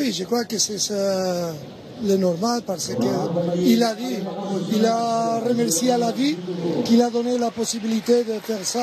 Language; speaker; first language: French; non-native, learner; Spanish